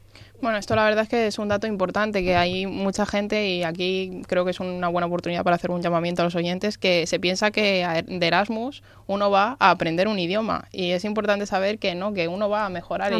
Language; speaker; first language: Spanish; native; Spanish